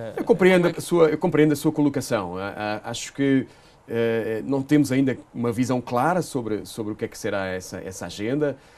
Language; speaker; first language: Portuguese; native; Portuguese